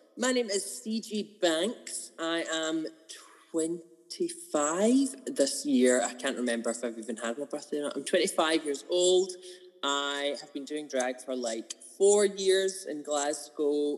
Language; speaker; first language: English; native; English